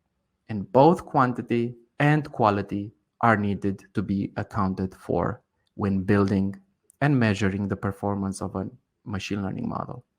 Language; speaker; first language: English; non-native, fluent; Romanian